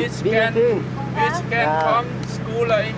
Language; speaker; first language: Danish; native; Danish